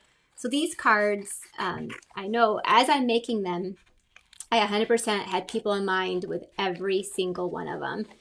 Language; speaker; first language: English; native; English